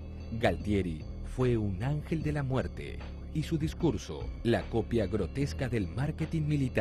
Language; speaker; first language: Spanish; native; Spanish